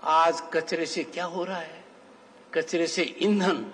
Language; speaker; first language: Hindi; native; Hindi